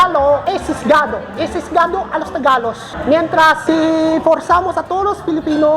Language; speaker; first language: Spanish; non-native, fluent; Filipino